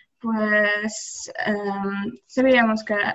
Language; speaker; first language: Spanish; non-native, learner; Polish